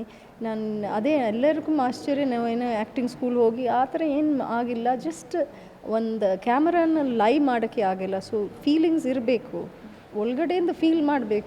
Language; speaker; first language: Kannada; early bilingual, heritage; English